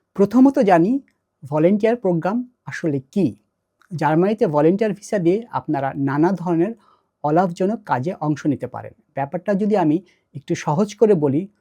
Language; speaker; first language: Bangla; native; Bangla